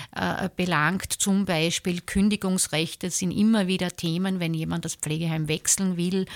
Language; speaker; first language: German; native; German